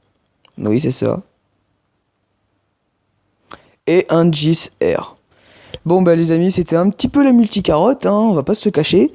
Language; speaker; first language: French; native; French